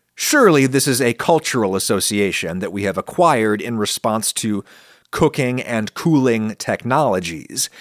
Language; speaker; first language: English; native; English